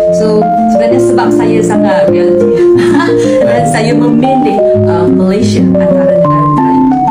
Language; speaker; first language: Malay; non-native, fluent; Chinese